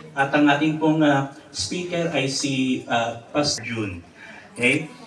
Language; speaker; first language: Filipino; native; Filipino